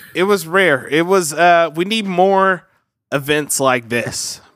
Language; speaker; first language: English; early bilingual, other home language; Yoruba